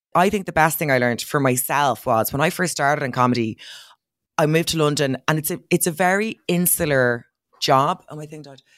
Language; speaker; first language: English; native; English